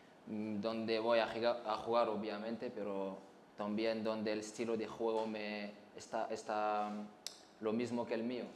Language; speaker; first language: Spanish; non-native, fluent; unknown